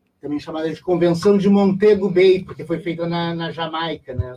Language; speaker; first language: Portuguese; native; Portuguese